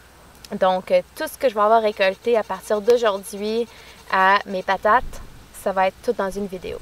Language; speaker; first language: French; native; French